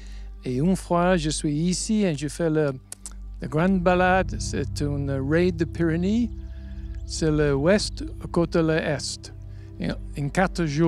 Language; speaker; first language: French; non-native, learner; English